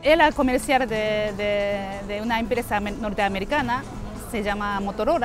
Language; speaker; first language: Spanish; non-native, learner; Japanese